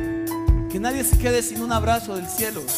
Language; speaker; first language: Spanish; native; Spanish